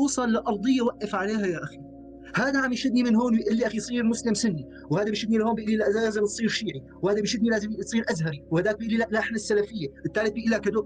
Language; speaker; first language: Arabic; native; Arabic